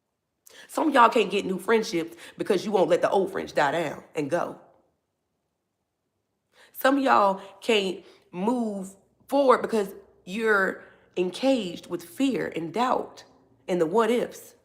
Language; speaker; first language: English; native; English